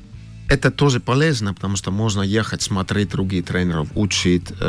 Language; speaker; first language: Russian; non-native, fluent; Finnish